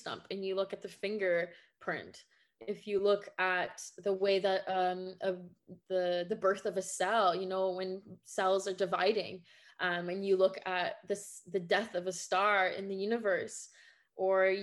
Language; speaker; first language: English; non-native, fluent; French